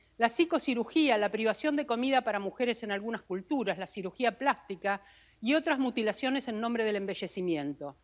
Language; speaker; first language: Spanish; native; Spanish